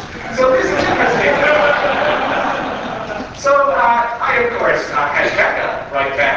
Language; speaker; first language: English; native; English